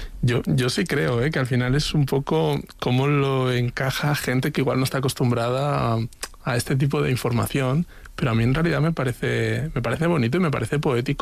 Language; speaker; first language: Spanish; native; Spanish